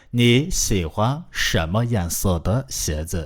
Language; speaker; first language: Chinese; non-native, fluent; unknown